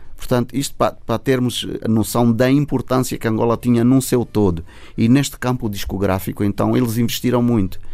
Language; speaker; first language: Portuguese; native; Portuguese